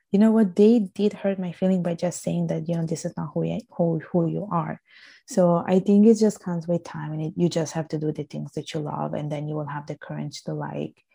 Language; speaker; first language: English; non-native, fluent; Italian